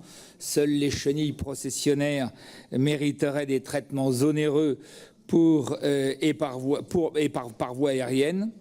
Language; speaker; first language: French; native; French